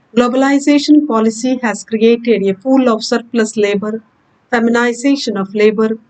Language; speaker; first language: English; non-native, local second language; Kannada